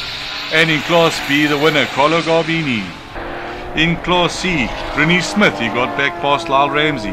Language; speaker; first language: English; native; English